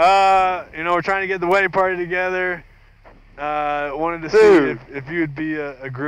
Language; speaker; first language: English; native; English